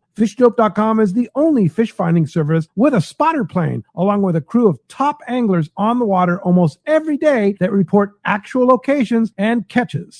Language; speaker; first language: English; native; English